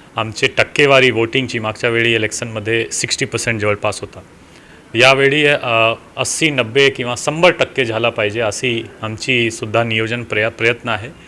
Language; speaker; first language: Marathi; non-native, local second language; Hindi